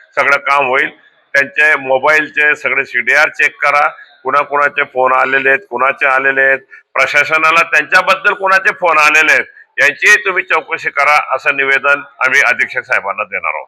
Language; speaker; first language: Marathi; native; Marathi